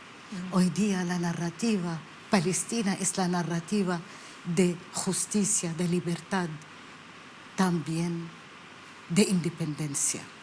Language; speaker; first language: Spanish; non-native, learner; Arabic